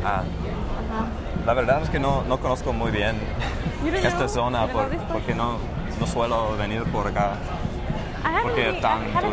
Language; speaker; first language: Spanish; non-native, fluent; English